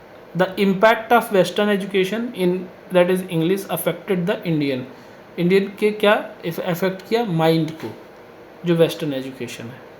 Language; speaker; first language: Hindi; native; Hindi